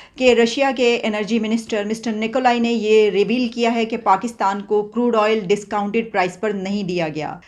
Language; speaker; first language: Urdu; native; Urdu